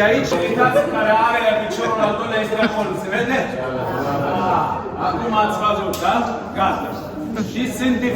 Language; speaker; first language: Romanian; non-native, learner; Arabic